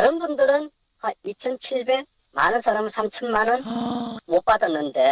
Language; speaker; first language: Korean; native; Korean